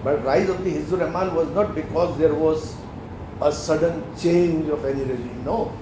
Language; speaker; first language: English; non-native, local second language; Urdu